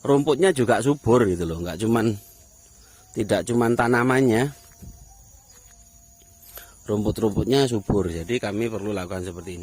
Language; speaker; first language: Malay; non-native, local second language; Javanese